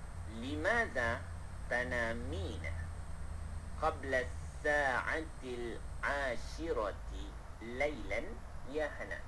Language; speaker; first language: Arabic; non-native, fluent; Malay